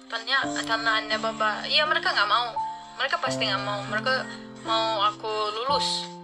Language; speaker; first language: Indonesian; non-native, fluent; Turkish